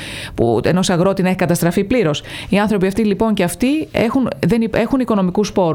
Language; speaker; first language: Greek; native; Greek